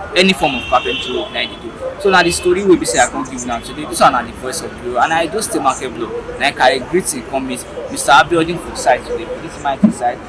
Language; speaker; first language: Nigerian Pidgin; native; Nigerian Pidgin